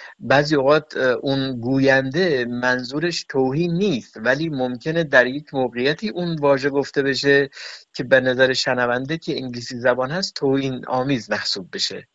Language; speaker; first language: Persian; native; Persian